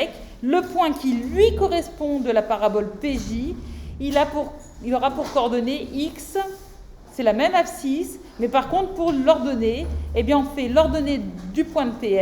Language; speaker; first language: French; native; French